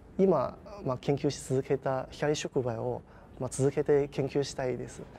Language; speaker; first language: Japanese; non-native, fluent; Chinese